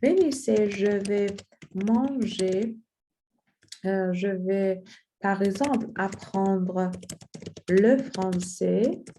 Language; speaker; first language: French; non-native, fluent; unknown